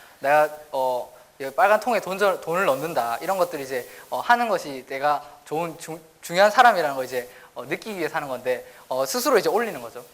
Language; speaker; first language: Korean; native; Korean